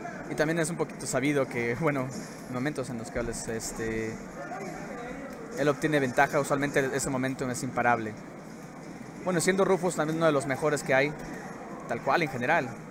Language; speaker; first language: Spanish; native; Spanish